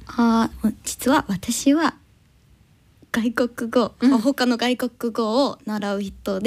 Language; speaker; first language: Japanese; non-native, learner; English